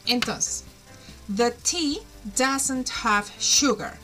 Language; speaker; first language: English; non-native, fluent; Spanish